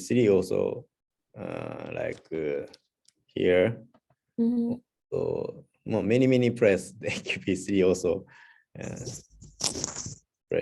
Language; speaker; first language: English; non-native, learner; Japanese